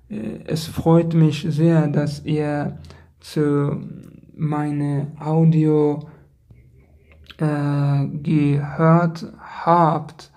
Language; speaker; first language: German; non-native, learner; Persian